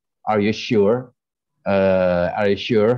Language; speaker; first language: English; non-native, learner; Indonesian